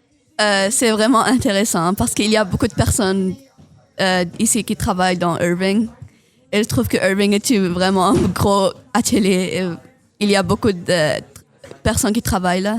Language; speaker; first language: French; non-native, local second language; Arabic